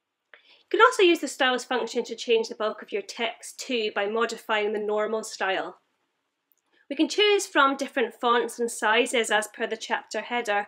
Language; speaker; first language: English; native; English